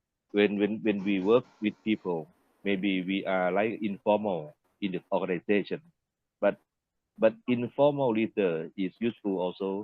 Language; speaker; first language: English; non-native, learner; Thai